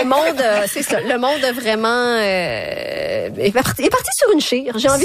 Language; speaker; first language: French; native; French